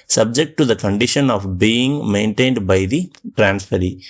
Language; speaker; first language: English; non-native, local second language; Tamil